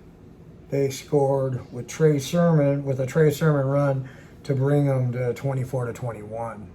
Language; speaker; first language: English; native; English